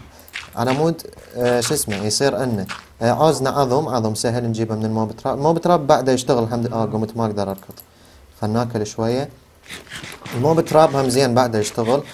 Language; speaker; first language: Arabic; native; Arabic